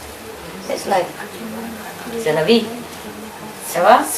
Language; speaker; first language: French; non-native, fluent; Vietnamese